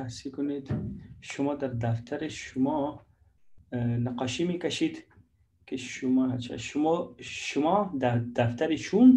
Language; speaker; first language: Persian; non-native, learner; Urdu